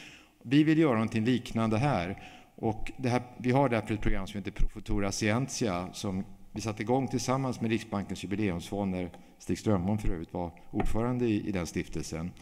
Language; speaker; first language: Swedish; native; Swedish